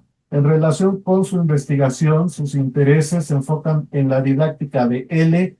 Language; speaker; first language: Spanish; native; Spanish